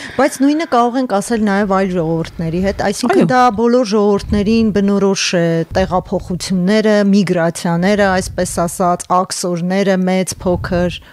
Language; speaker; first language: Armenian; native; Armenian